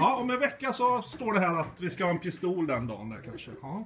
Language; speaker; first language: Swedish; native; Swedish